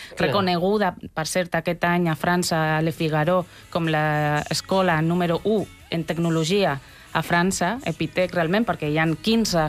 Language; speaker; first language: Catalan; non-native, local second language; Spanish